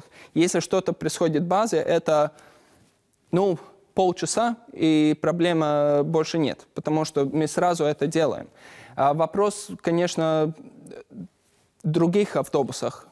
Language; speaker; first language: Russian; non-native, learner; Latvian